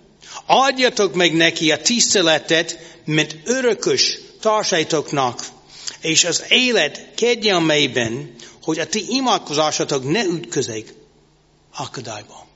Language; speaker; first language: Hungarian; non-native, fluent; English